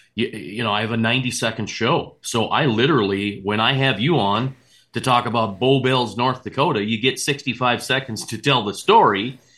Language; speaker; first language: English; native; English